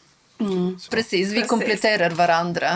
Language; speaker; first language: Swedish; non-native, local second language; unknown